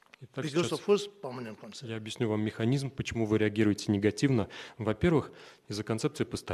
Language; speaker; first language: Russian; native; Russian